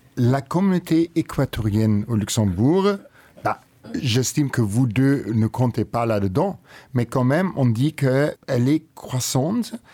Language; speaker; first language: French; non-native, local second language; Luxembourgish